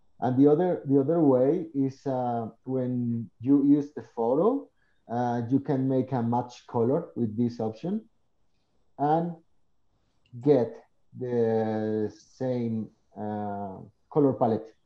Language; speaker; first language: English; non-native, learner; Spanish